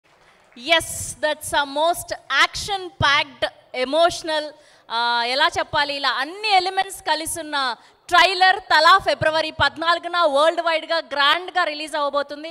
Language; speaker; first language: Telugu; native; Telugu